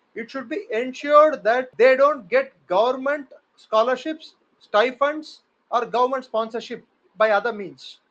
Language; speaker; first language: English; non-native, local second language; Tamil